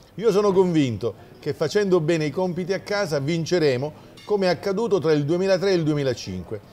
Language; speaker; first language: Italian; native; Italian